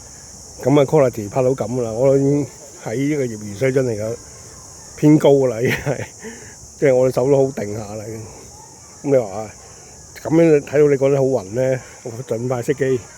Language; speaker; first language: Chinese; native; Chinese